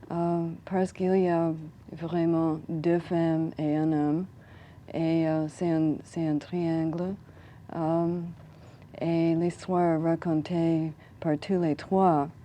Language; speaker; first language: French; non-native, learner; English